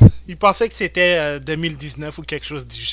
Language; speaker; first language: French; native; French